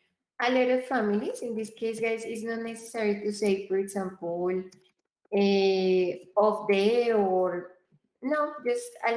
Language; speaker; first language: English; non-native, fluent; Spanish